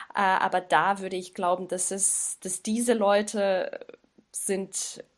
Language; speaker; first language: German; non-native, fluent; Ukrainian